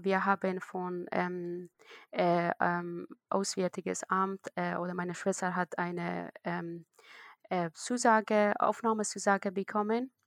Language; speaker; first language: German; non-native, learner; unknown